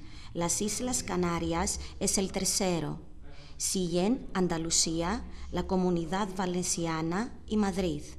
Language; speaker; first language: Spanish; non-native, learner; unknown